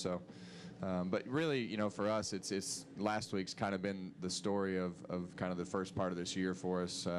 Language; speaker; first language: English; native; English